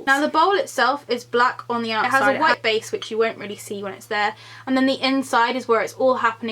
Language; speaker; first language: English; native; English